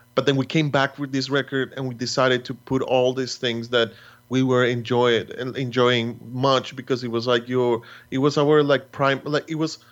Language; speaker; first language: English; non-native, fluent; Spanish